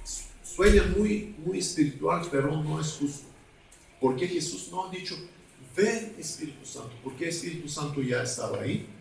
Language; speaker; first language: Spanish; non-native, fluent; Bulgarian